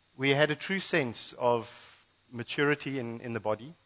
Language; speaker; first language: English; native; English